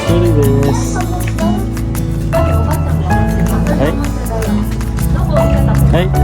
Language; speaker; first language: Japanese; non-native, learner; Filipino